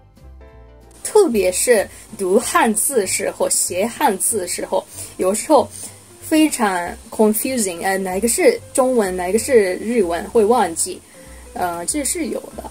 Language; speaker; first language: Chinese; non-native, fluent; Japanese